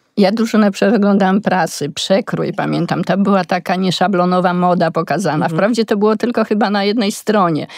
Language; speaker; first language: Polish; native; Polish